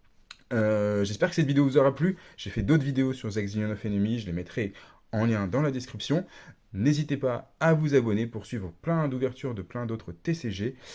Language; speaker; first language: French; native; French